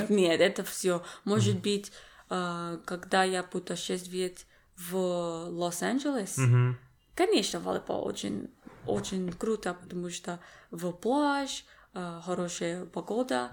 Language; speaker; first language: Russian; non-native, learner; English